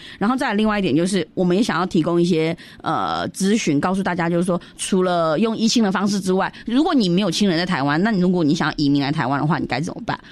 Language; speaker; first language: Chinese; early bilingual, heritage; Chinese